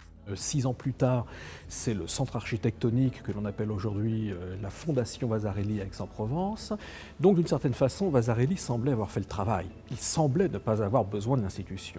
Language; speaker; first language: French; native; French